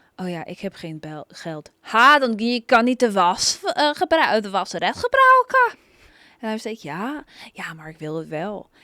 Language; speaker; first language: Dutch; non-native, learner; English